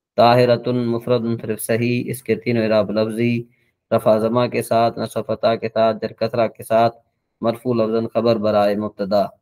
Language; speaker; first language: Urdu; native; Urdu